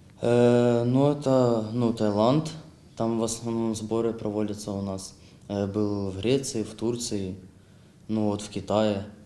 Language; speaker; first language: Russian; non-native, local second language; Ukrainian